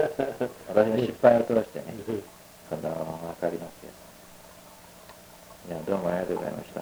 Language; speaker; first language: Japanese; native; Japanese